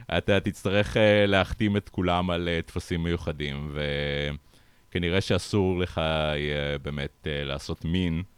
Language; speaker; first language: Hebrew; early bilingual, other home language; Russian